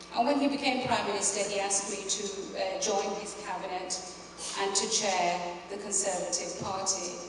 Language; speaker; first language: English; early bilingual, other home language; Urdu